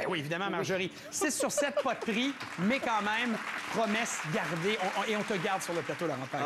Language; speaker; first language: French; native; French